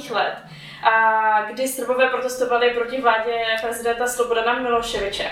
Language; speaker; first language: Czech; native; Czech